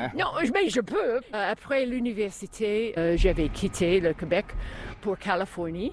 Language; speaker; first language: French; non-native, local second language; English